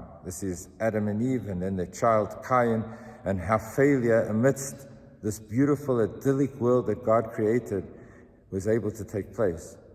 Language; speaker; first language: English; native; English